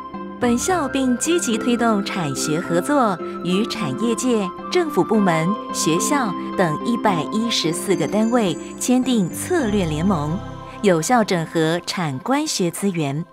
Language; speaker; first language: Chinese; native; Chinese